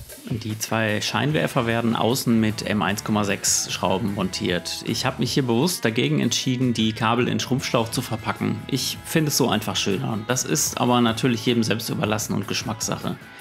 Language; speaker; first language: German; native; German